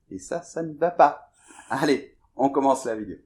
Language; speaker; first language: French; native; French